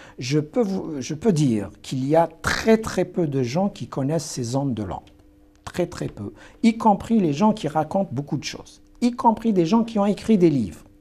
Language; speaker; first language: French; non-native, local second language; Kabyle